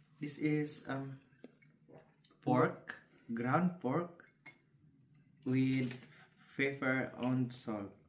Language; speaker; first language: English; non-native, local second language; Filipino